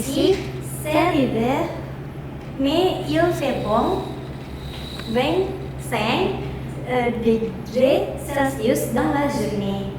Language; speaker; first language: French; non-native, learner; Indonesian